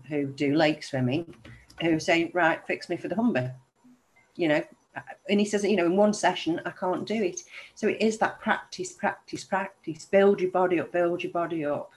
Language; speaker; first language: English; native; English